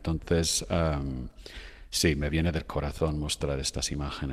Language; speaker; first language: Spanish; non-native, fluent; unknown